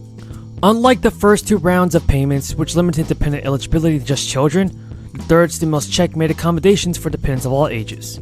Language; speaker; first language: English; native; English